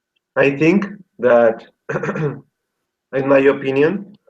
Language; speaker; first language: English; non-native, learner; Spanish